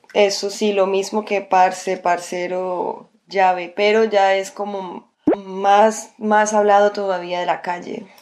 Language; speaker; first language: Spanish; native; Spanish